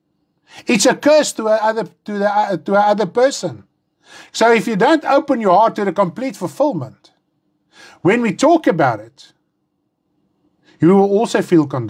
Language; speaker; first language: English; non-native, local second language; Afrikaans